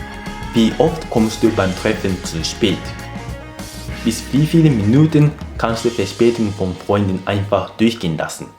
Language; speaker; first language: German; non-native, fluent; Japanese